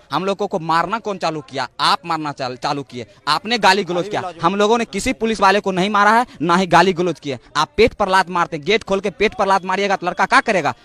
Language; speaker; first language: Hindi; native; Hindi